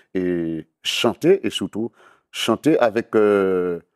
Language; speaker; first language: French; native; French